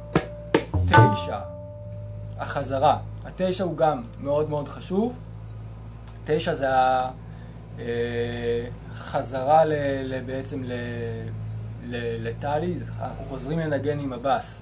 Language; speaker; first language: Hebrew; native; Hebrew